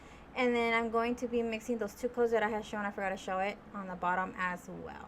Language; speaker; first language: English; native; English